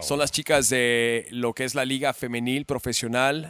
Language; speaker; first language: Spanish; early bilingual, heritage; Spanish